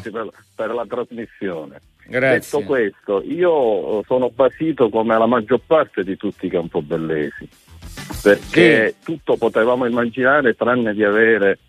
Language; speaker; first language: Italian; native; Italian